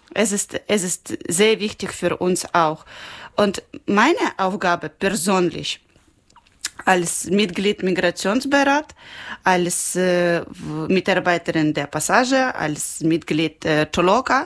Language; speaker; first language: German; non-native, learner; Ukrainian